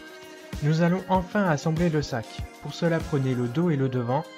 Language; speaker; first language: French; native; French